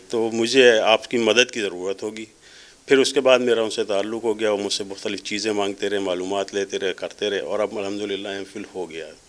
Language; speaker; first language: Urdu; native; Urdu